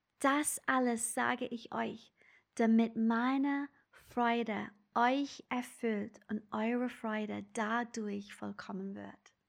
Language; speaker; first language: German; non-native, fluent; English